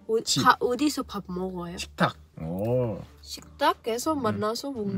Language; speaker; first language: Korean; non-native, learner; Arabic